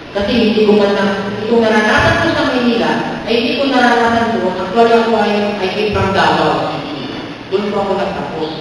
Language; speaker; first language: Filipino; non-native, local second language; Cebuano